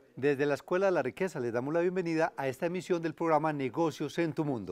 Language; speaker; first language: Spanish; native; Spanish